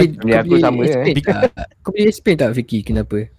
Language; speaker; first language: Malay; native; Malay